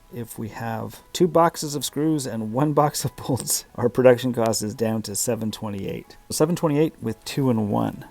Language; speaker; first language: English; native; English